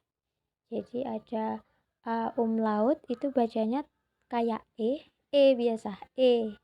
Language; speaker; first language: Indonesian; native; Indonesian